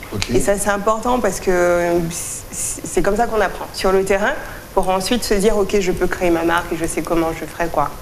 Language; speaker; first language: French; native; French